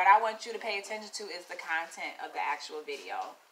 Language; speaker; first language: English; native; English